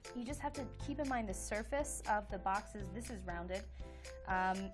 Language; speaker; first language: English; native; English